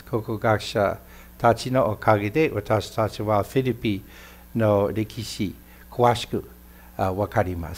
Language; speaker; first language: Japanese; non-native, fluent; English